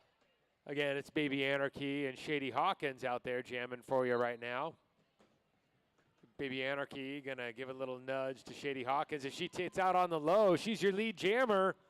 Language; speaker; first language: English; native; English